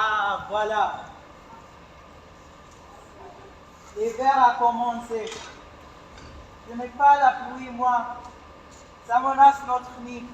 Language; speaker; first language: French; non-native, learner; Arabic